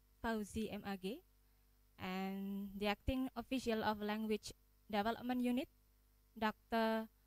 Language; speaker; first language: English; non-native, fluent; Indonesian